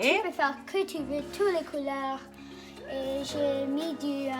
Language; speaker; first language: French; non-native, learner; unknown